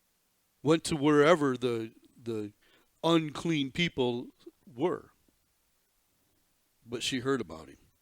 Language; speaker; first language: English; native; English